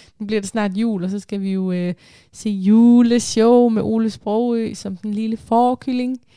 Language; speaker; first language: Danish; native; Danish